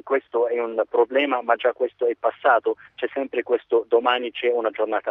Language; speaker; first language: Italian; non-native, fluent; Arabic